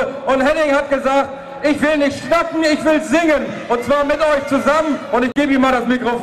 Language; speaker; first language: German; native; German